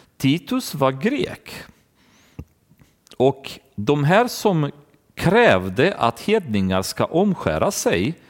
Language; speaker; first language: Swedish; non-native, fluent; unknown